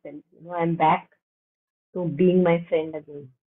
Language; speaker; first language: English; non-native, local second language; Hindi